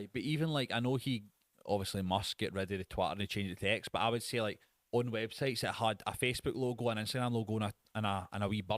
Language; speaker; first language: English; native; English